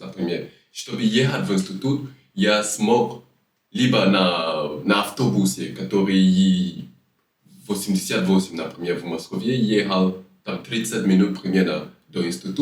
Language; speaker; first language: Russian; non-native, fluent; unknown